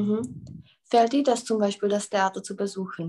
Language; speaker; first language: German; non-native, fluent; Czech